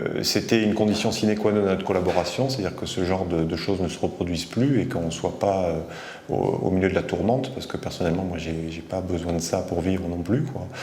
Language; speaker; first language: French; native; French